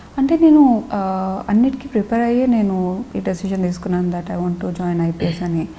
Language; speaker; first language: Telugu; non-native, local second language; Lambadi